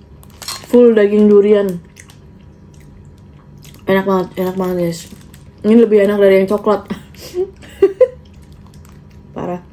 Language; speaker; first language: Indonesian; native; Indonesian